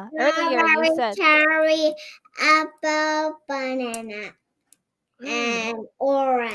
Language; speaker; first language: English; non-native, learner; Korean